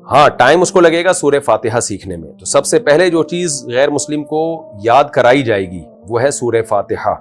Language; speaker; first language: Urdu; native; Urdu